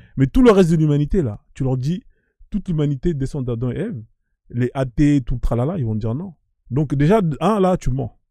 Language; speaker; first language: French; native; French